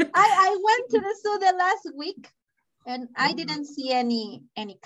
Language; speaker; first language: English; non-native, fluent; Spanish